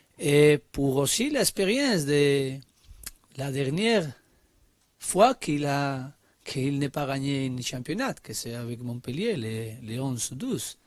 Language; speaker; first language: French; non-native, learner; Spanish